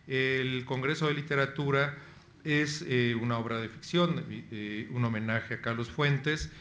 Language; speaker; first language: Spanish; native; Spanish